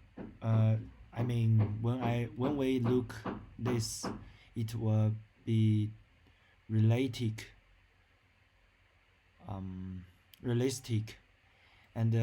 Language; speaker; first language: English; non-native, learner; Chinese